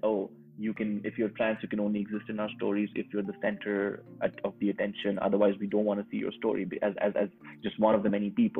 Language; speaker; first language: English; non-native, local second language; Urdu